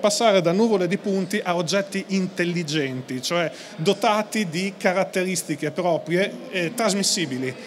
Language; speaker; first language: Italian; native; Italian